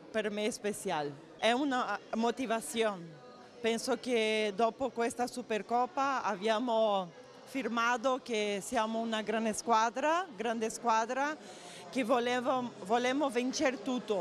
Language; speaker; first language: Italian; non-native, fluent; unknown